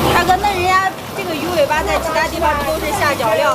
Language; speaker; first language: Chinese; native; Chinese